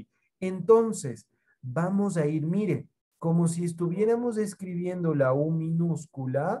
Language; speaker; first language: Spanish; native; Spanish